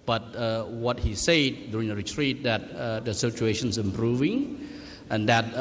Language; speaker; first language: English; non-native, fluent; Khmer